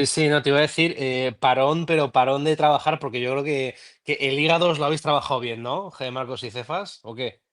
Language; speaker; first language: Spanish; native; Spanish